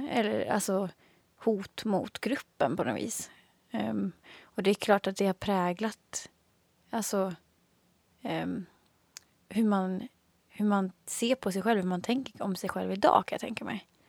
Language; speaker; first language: Swedish; native; Swedish